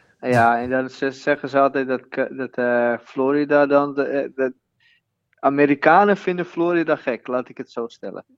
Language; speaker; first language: Dutch; native; Dutch